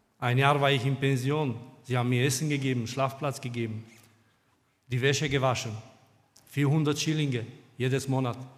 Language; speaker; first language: German; non-native, fluent; Romanian